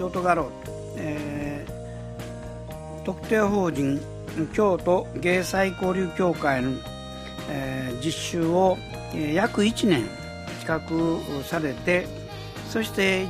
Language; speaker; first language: Japanese; native; Japanese